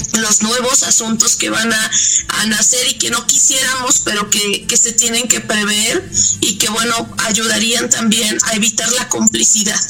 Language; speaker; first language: Spanish; native; Spanish